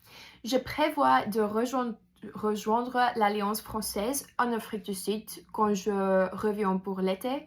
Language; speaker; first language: French; non-native, fluent; English